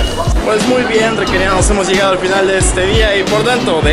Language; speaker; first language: Spanish; native; Spanish